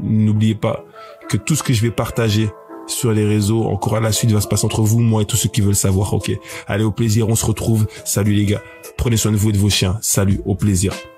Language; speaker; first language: French; native; French